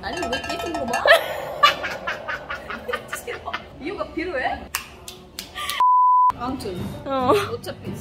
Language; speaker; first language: Korean; non-native, learner; Filipino